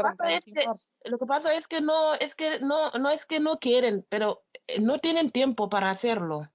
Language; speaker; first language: Spanish; non-native, learner; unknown